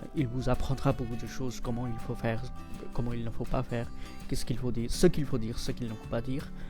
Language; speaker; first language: French; non-native, fluent; Marathi